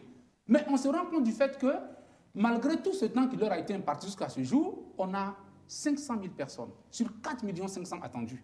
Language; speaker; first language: French; native; French